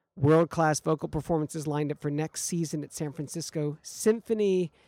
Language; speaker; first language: English; native; English